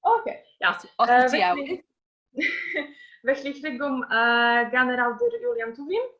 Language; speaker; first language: Welsh; non-native, fluent; Polish